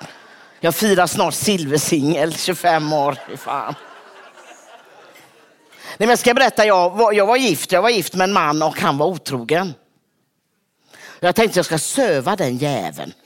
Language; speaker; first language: Swedish; native; Swedish